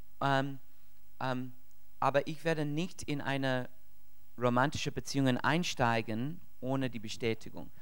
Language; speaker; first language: German; non-native, learner; English